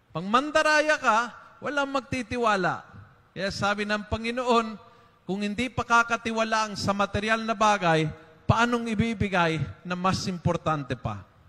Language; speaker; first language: Filipino; non-native, fluent; Spanish